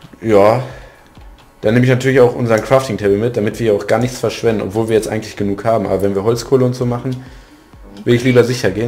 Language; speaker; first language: German; native; German